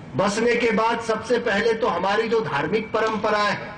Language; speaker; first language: Hindi; non-native, local second language; Marathi